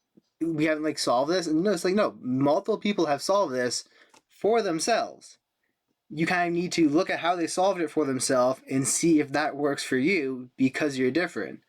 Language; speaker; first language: English; native; English